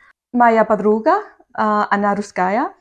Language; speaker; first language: Russian; non-native, learner; Vietnamese